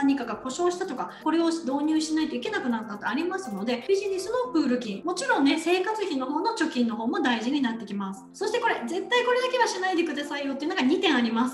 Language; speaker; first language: Japanese; native; Japanese